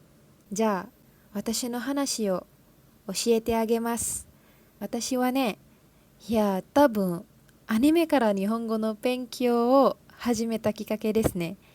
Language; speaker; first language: Japanese; non-native, learner; Malay